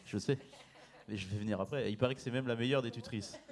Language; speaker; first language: French; native; French